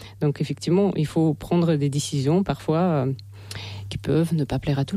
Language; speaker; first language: French; non-native, fluent; Russian